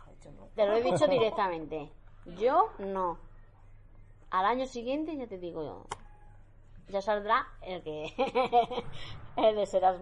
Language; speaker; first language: Spanish; native; Spanish